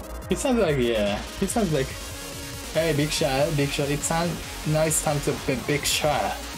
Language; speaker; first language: English; non-native, fluent; Japanese